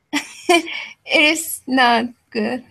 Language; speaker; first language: English; non-native, learner; Spanish